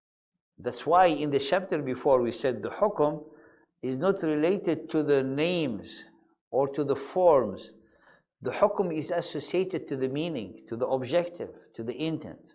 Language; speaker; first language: English; non-native, fluent; Arabic